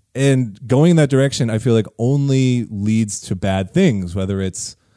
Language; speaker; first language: English; native; English